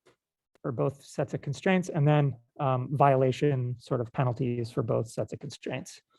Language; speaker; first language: English; native; English